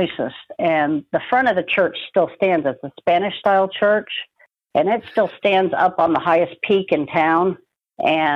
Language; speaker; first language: English; native; English